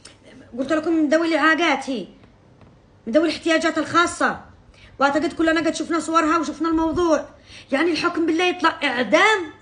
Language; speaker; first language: Arabic; native; Arabic